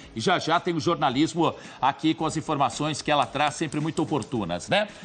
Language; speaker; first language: Portuguese; native; Portuguese